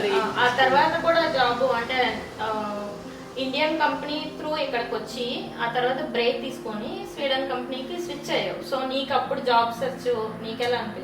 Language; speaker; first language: Telugu; native; Telugu